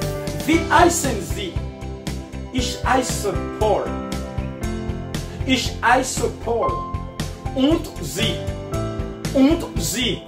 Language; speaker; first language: German; non-native, learner; French